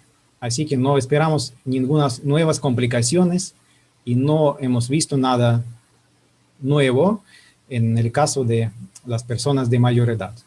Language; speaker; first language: Spanish; non-native, fluent; Russian